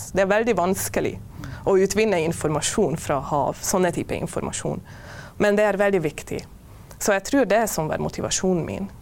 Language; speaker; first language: Norwegian; non-native, fluent; Hungarian